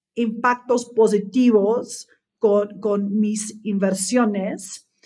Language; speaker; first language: Spanish; non-native, fluent; English